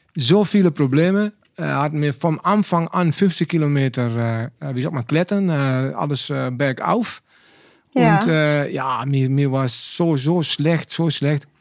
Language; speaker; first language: German; non-native, learner; Dutch